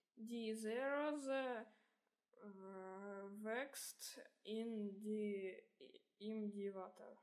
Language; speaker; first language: German; non-native, learner; Russian